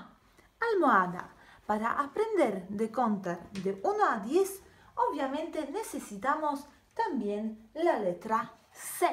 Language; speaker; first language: Spanish; non-native, fluent; Polish